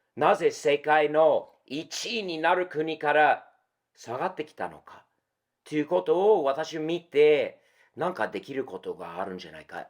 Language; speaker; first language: Japanese; non-native, fluent; English